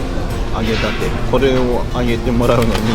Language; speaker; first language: Japanese; native; Japanese